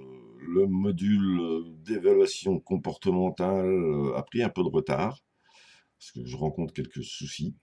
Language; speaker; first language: French; native; French